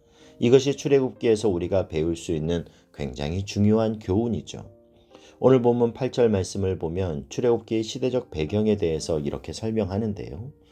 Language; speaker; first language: Korean; native; Korean